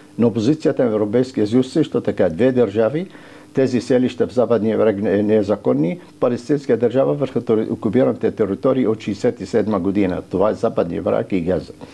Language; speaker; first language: Bulgarian; non-native, fluent; Arabic